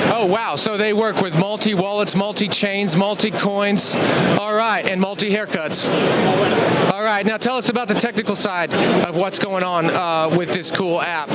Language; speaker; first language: English; native; English